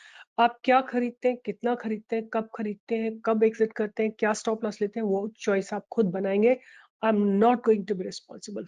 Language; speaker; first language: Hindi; native; Hindi